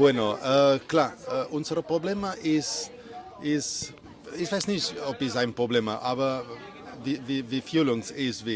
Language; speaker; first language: German; non-native, learner; Spanish